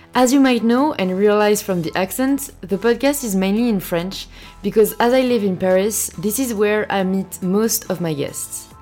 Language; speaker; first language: English; non-native, fluent; French